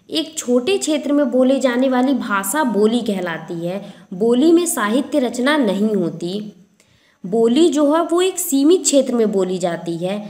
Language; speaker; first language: Hindi; native; Hindi